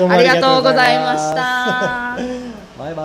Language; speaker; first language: Japanese; non-native, learner; French